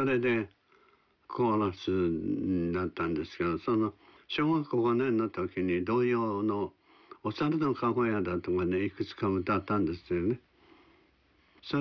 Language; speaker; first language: Japanese; native; Japanese